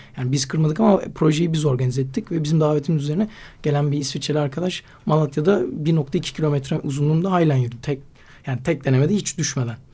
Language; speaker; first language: Turkish; native; Turkish